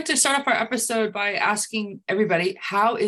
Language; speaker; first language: English; native; English